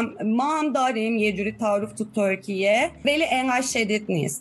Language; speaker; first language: Persian; non-native, fluent; Turkish